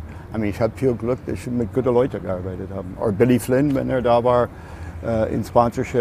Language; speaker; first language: German; non-native, learner; English